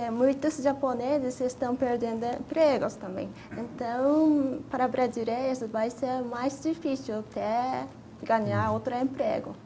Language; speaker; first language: Portuguese; non-native, fluent; Japanese